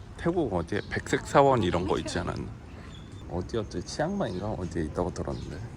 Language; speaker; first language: Korean; native; Korean